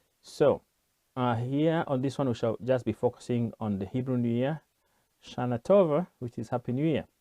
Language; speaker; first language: English; non-native, local second language; Kikuyu